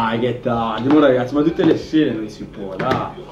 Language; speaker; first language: Italian; native; Italian